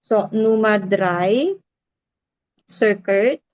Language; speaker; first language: German; non-native, fluent; Filipino